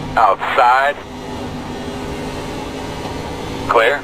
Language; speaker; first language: English; native; English